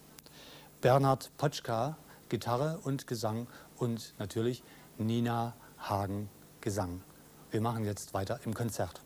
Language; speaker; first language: German; native; German